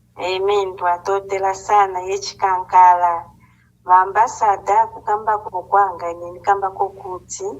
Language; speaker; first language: Nyanja; non-native, local second language; Bemba